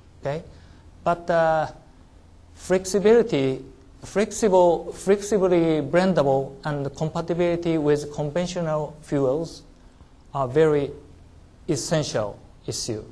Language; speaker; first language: English; non-native, learner; Japanese